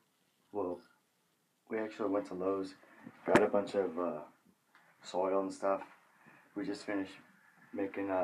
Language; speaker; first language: English; native; English